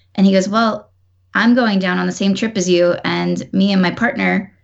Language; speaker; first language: English; native; English